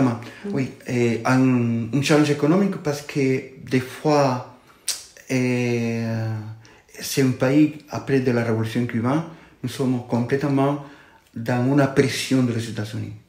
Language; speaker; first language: French; non-native, fluent; Spanish